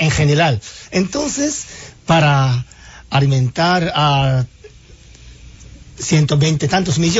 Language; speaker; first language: Spanish; non-native, fluent; Japanese